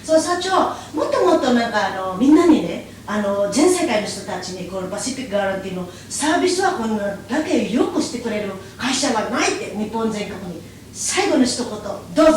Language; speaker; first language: Japanese; non-native, learner; Filipino